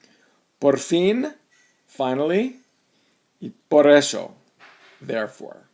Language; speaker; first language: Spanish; non-native, fluent; English